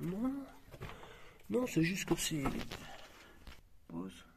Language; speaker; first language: French; native; French